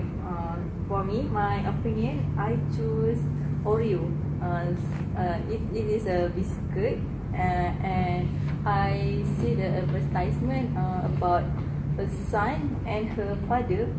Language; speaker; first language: English; non-native, learner; Malay